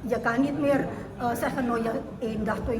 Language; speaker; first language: Dutch; early bilingual, heritage; Indonesian